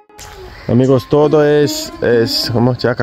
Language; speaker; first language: Spanish; non-native, learner; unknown